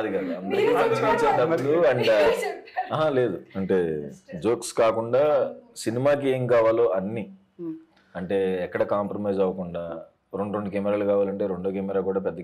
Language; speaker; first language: Telugu; native; Telugu